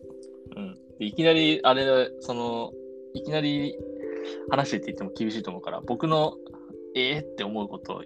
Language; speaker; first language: Japanese; native; Japanese